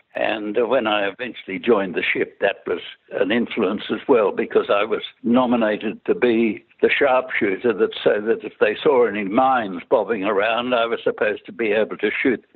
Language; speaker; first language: English; native; English